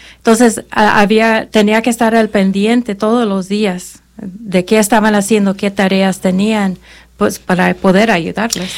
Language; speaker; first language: Spanish; early bilingual, other home language; English